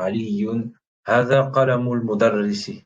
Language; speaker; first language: Arabic; non-native, fluent; French